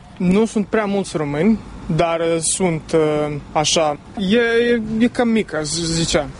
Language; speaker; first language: Romanian; early bilingual, heritage; Romanian